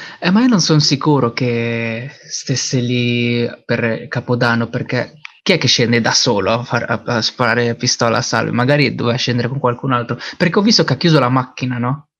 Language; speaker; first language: Italian; early bilingual, other home language; Filipino